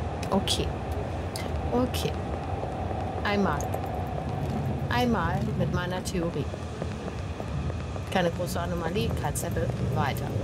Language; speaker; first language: German; native; German